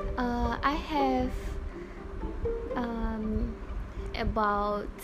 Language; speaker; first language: English; non-native, learner; Malay